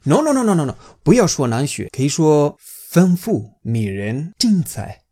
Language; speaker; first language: Chinese; non-native, fluent; Spanish